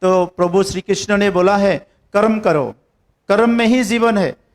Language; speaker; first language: Hindi; non-native, local second language; Assamese